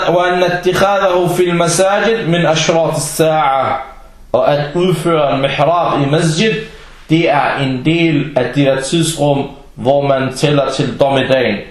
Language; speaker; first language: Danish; early bilingual, other home language; Arabic